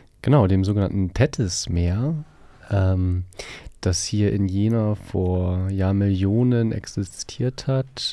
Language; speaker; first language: German; native; German